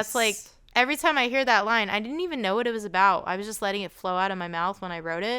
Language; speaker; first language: English; native; English